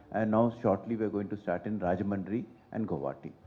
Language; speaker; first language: English; non-native, local second language; Telugu